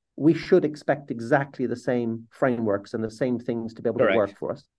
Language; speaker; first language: English; native; English